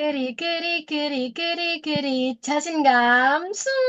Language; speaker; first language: Korean; non-native, learner; Indonesian